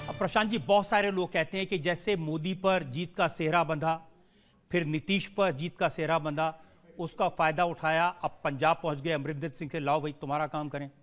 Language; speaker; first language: Hindi; native; Hindi